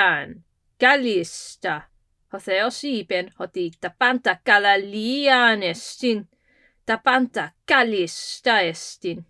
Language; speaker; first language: Greek; non-native, fluent; English